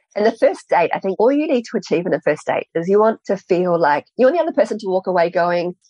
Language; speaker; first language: English; native; English